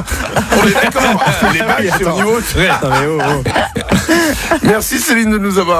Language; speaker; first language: French; native; French